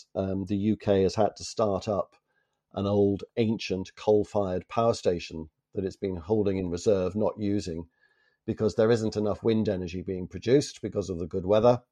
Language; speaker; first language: English; native; English